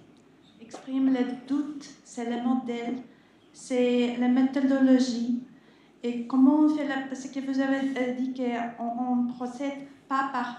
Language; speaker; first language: French; non-native, learner; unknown